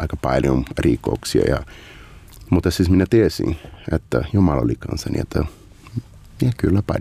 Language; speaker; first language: Finnish; non-native, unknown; Portuguese